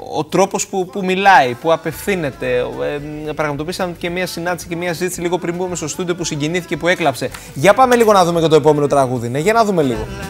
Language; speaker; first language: Greek; native; Greek